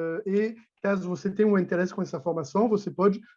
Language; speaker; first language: Portuguese; non-native, fluent; French